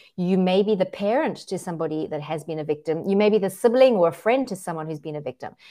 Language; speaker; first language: English; native; English